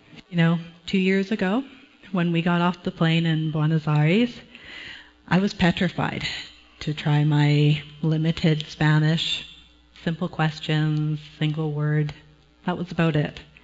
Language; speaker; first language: English; native; English